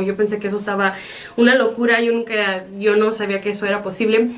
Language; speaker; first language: Spanish; early bilingual, heritage; Spanish